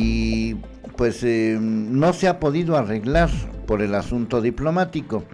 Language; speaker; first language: Spanish; native; Spanish